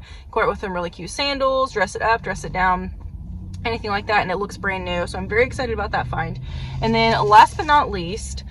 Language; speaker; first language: English; native; English